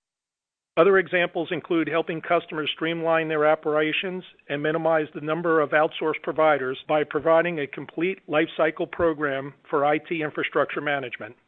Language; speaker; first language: English; native; English